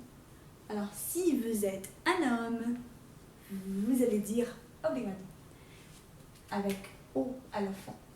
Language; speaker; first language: French; non-native, fluent; Portuguese